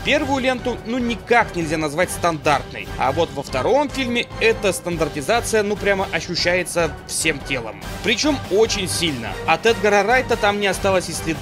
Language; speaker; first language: Russian; native; Russian